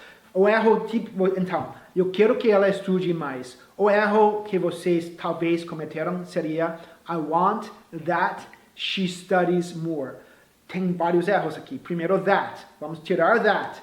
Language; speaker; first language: Portuguese; non-native, fluent; English